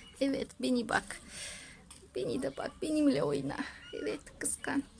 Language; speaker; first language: Turkish; non-native, learner; Russian